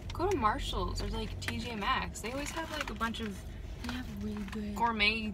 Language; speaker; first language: English; native; English